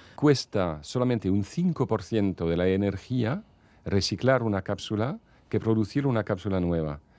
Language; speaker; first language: Spanish; non-native, fluent; French